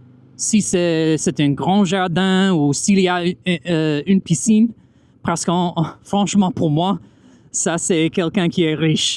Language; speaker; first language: French; non-native, fluent; English